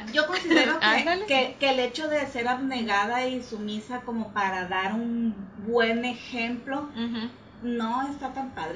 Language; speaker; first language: Spanish; native; Spanish